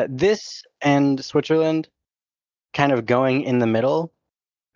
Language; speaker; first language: English; native; English